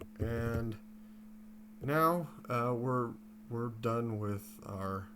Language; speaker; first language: English; native; English